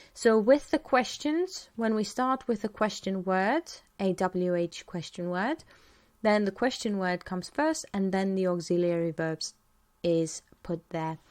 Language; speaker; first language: English; non-native, fluent; Estonian